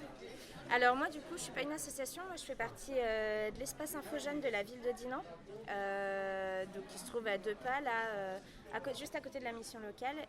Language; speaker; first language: French; native; French